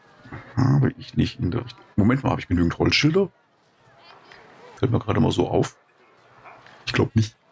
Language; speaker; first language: German; native; German